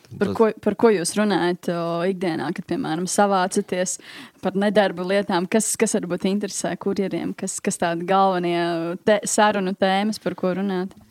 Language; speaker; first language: Latvian; native; Latvian